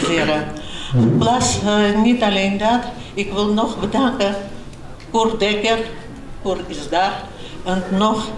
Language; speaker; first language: Dutch; non-native, fluent; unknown